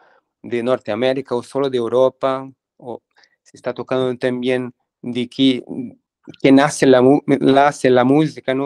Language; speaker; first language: Spanish; non-native, fluent; Portuguese